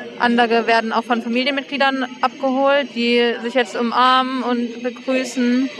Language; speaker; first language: German; native; German